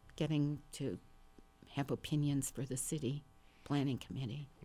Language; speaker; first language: English; native; English